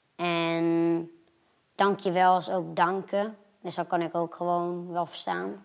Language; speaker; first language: Dutch; early bilingual, other home language; German